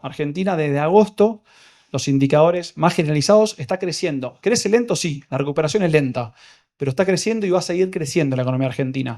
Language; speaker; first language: Spanish; native; Spanish